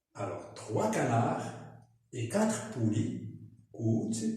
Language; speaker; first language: French; non-native, local second language; Arabic